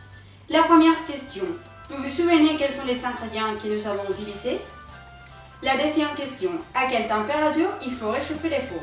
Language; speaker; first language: French; non-native, learner; Spanish